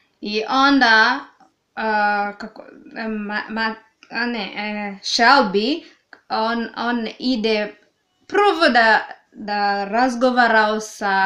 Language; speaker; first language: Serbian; non-native, learner; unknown